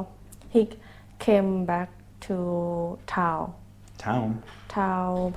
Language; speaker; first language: English; non-native, learner; Thai